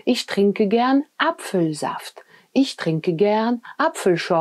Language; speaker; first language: German; non-native, fluent; French